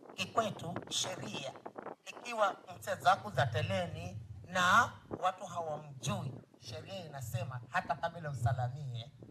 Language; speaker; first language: Swahili; non-native, local second language; Luyia